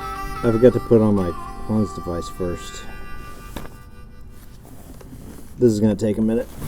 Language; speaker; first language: English; native; English